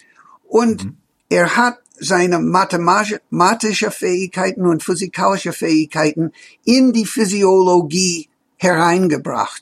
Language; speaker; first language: German; non-native, fluent; English